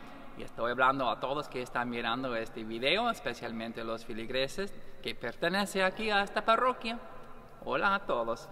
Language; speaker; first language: Spanish; non-native, learner; English